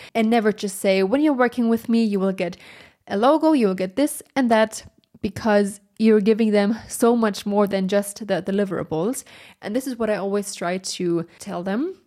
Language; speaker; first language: English; non-native, fluent; German